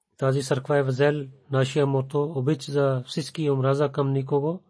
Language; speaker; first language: Bulgarian; non-native, learner; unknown